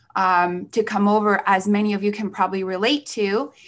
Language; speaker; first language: English; early bilingual, other home language; Spanish